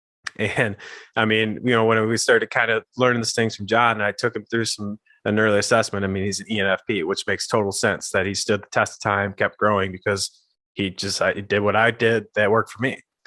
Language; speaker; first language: English; native; English